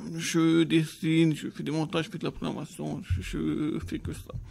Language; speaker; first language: French; native; French